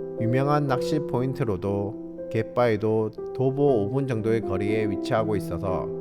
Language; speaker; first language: Korean; native; Korean